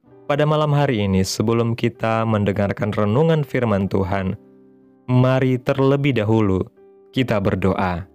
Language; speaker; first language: Indonesian; native; Indonesian